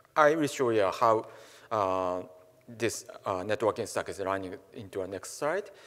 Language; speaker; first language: English; non-native, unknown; Japanese